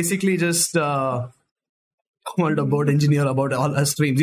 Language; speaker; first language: English; non-native, local second language; Tamil